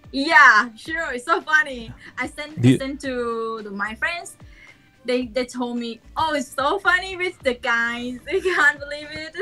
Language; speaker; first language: English; non-native, learner; Thai